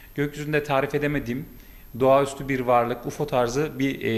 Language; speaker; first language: Turkish; native; Turkish